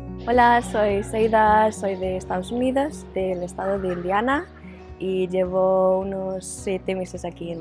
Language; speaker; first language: Spanish; non-native, fluent; English